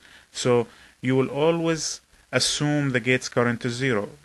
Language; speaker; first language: English; non-native, fluent; Arabic